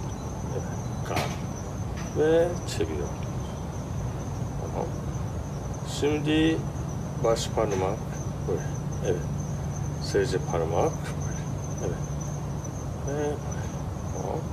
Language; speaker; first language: Turkish; non-native, learner; Japanese